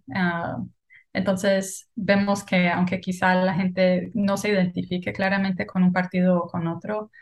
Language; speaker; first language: Spanish; early bilingual, heritage; Spanish